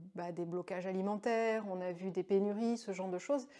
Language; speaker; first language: French; native; French